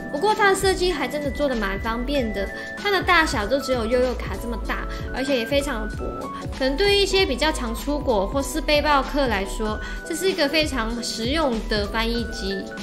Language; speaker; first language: Chinese; non-native, local second language; Cantonese